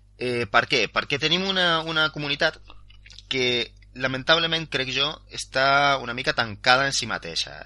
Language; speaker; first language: Catalan; non-native, local second language; Spanish